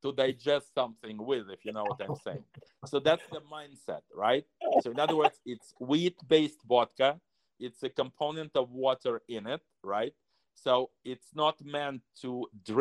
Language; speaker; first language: English; non-native, fluent; Russian